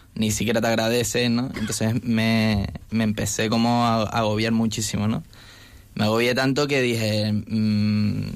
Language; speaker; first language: Spanish; native; Spanish